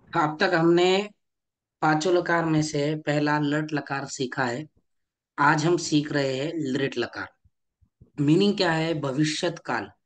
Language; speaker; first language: Hindi; non-native, local second language; Marathi